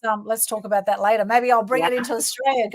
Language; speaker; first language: English; native; English